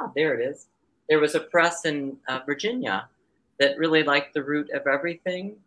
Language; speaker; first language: English; native; English